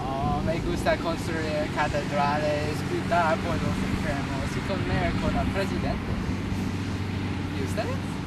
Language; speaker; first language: Spanish; non-native, learner; English